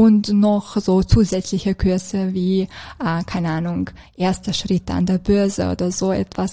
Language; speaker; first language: German; non-native, fluent; Serbian